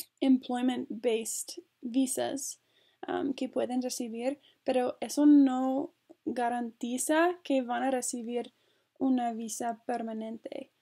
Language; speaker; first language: Spanish; non-native, fluent; English